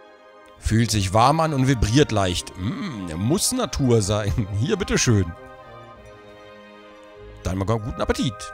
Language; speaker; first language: German; native; German